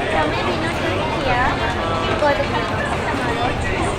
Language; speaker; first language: English; non-native, learner; Japanese